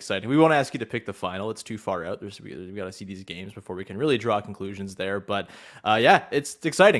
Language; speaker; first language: English; native; English